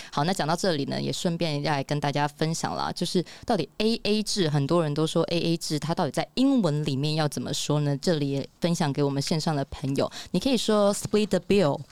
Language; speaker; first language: Chinese; native; Chinese